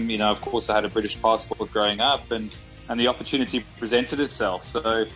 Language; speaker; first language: English; native; English